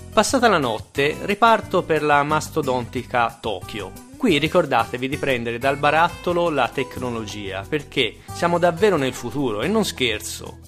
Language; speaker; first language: Italian; native; Italian